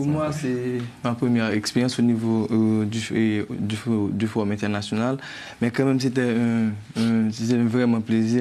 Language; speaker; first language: French; non-native, local second language; Haitian Creole